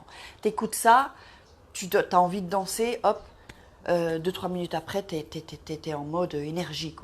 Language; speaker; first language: French; native; French